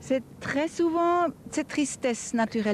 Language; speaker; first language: French; non-native, fluent; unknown